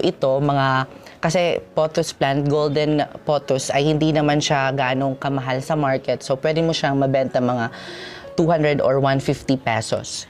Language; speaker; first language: Filipino; non-native, local second language; Waray